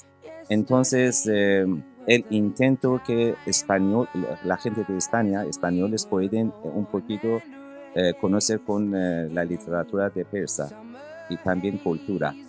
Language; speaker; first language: Spanish; non-native, learner; Persian